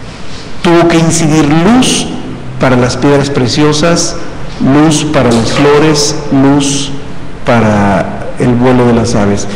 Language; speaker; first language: Spanish; native; Spanish